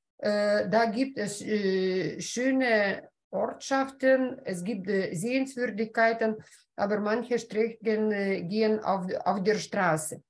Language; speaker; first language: German; non-native, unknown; Lithuanian